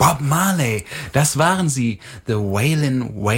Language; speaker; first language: German; native; German